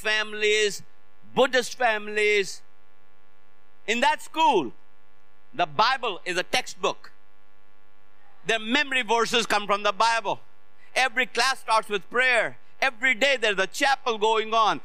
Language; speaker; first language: English; non-native, local second language; Hindi